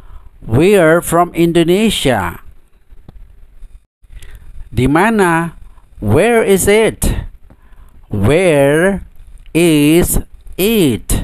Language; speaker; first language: English; non-native, fluent; Indonesian